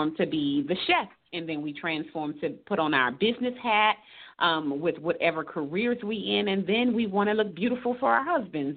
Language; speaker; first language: English; native; English